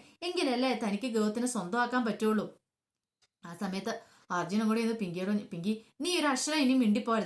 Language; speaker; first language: Malayalam; native; Malayalam